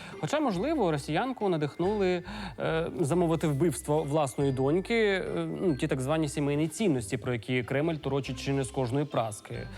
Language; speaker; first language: Ukrainian; native; Ukrainian